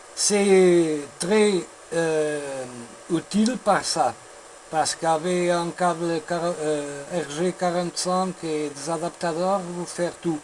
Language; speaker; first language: French; non-native, learner; Portuguese